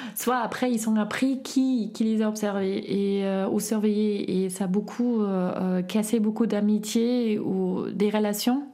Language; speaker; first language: French; non-native, fluent; German